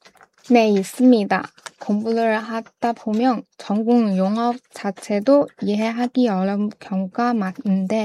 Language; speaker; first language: Korean; non-native, learner; Chinese